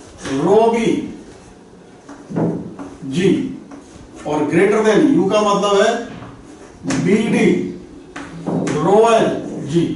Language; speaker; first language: Hindi; native; Hindi